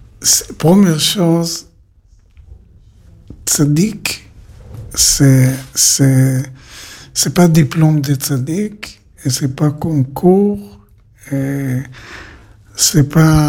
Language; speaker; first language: French; non-native, learner; Hebrew